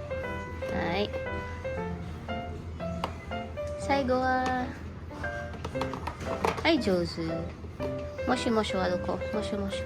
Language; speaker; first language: Japanese; non-native, fluent; Filipino